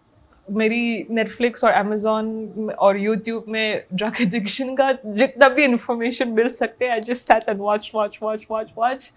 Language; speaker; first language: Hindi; non-native, local second language; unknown